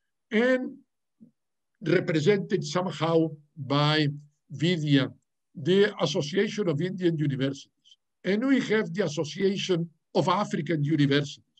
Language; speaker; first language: English; non-native, fluent; Catalan